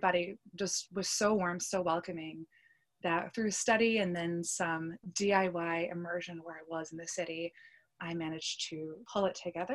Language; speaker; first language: English; early bilingual, other home language; Polish